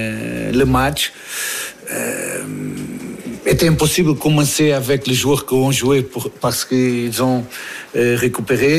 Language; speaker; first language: French; non-native, fluent; Portuguese